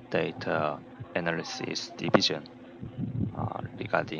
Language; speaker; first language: English; non-native, learner; Korean